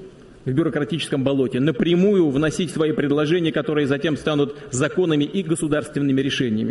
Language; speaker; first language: Russian; native; Russian